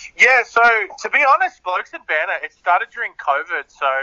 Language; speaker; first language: English; native; English